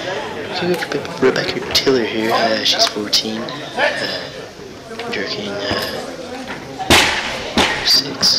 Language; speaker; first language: English; native; English